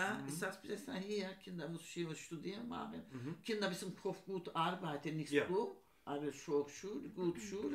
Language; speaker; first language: German; non-native, learner; Turkish